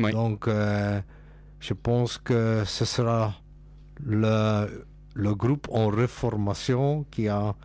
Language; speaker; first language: French; non-native, local second language; Dutch